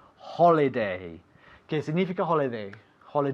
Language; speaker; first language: Spanish; non-native, fluent; English